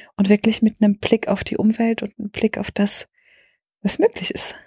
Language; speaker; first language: German; native; German